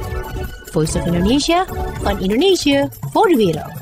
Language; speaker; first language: Dutch; non-native, fluent; Indonesian